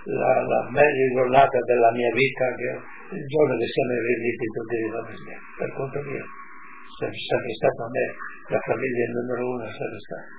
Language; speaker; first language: Italian; non-native, local second language; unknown